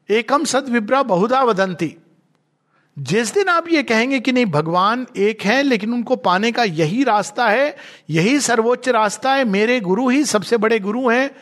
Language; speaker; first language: Hindi; native; Hindi